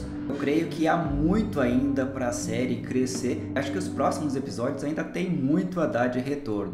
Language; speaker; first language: Portuguese; native; Portuguese